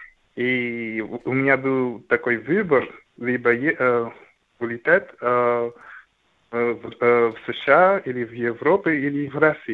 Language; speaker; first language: Russian; non-native, learner; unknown